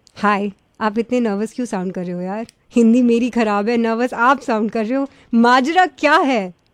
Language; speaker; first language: Hindi; early bilingual, heritage; Hindi